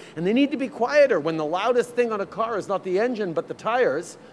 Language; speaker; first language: English; early bilingual, other home language; French